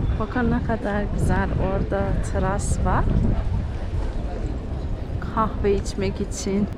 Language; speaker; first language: Turkish; non-native, fluent; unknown